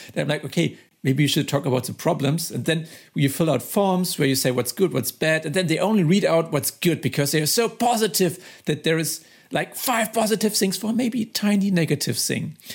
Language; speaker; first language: English; non-native, fluent; German